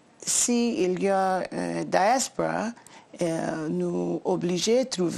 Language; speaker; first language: French; non-native, learner; English